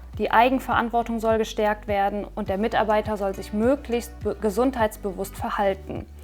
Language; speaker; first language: German; native; German